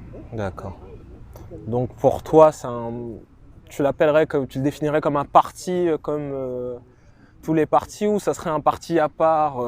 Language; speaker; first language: French; native; French